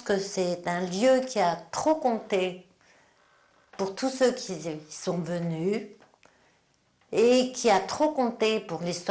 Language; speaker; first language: French; native; French